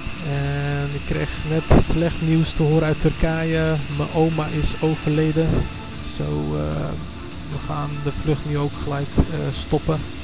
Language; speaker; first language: Dutch; early bilingual, other home language; Turkish